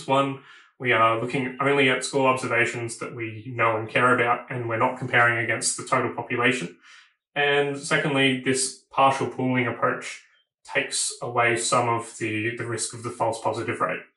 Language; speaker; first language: English; native; English